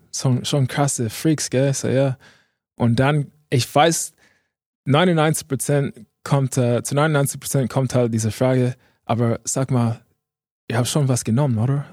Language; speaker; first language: German; non-native, fluent; English